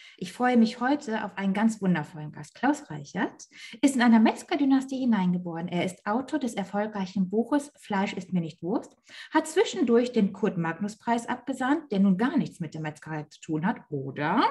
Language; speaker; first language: German; native; German